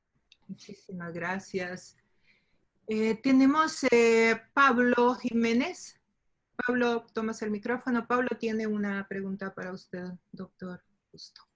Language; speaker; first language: Spanish; native; Spanish